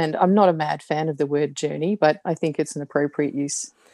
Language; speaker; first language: English; native; English